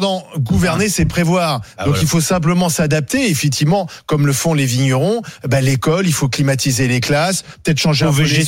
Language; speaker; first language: French; native; French